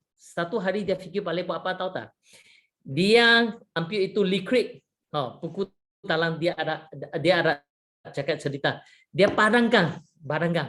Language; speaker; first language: Malay; non-native, fluent; Chinese